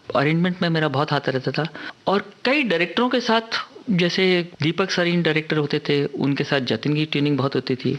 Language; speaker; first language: Hindi; native; Hindi